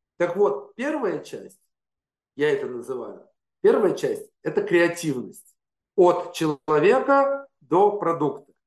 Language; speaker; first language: Russian; native; Russian